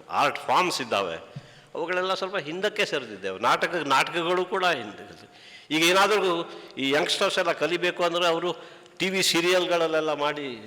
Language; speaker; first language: Kannada; native; Kannada